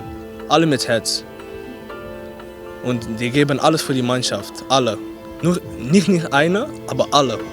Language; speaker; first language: German; non-native, learner; Dutch